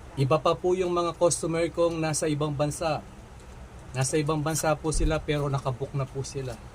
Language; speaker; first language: Filipino; non-native, local second language; Pampanga